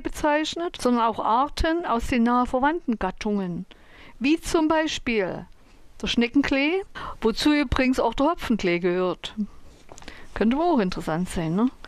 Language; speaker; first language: German; native; German